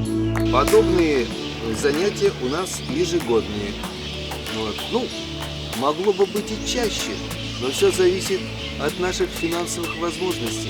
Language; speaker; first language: Russian; native; Russian